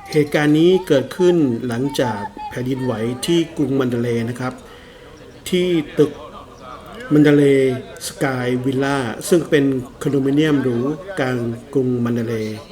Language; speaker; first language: Thai; non-native, fluent; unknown